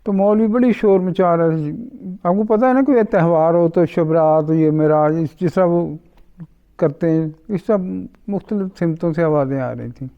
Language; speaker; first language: Urdu; non-native, local second language; Punjabi